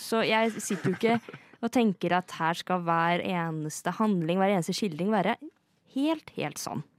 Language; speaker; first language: Norwegian; native; Norwegian